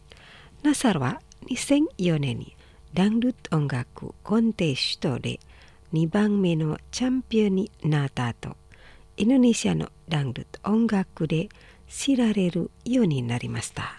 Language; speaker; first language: Japanese; non-native, fluent; Indonesian